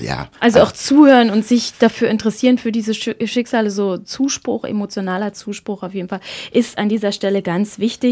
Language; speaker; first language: German; native; German